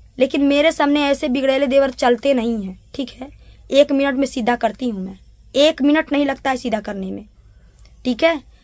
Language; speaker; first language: Hindi; native; Hindi